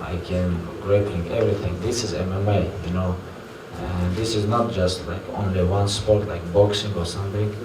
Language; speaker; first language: English; non-native, learner; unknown